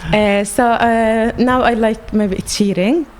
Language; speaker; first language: English; non-native, learner; Arabic